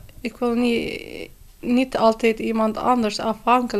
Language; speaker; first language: Dutch; non-native, learner; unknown